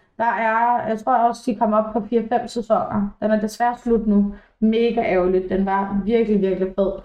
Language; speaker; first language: Danish; early bilingual, other home language; English